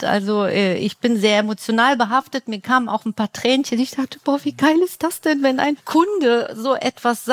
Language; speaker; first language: German; native; German